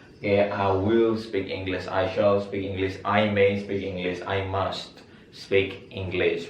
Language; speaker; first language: English; non-native, learner; Indonesian